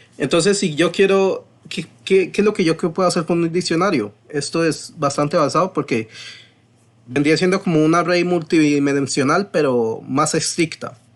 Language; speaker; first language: Spanish; early bilingual, heritage; Spanish